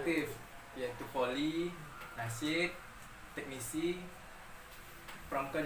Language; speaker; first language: Indonesian; native; Indonesian